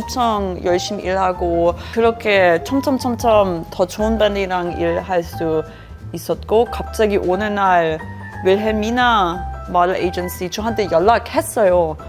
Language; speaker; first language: Korean; non-native, learner; German